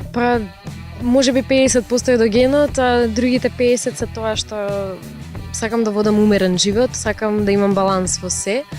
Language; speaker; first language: Macedonian; early bilingual, other home language; Russian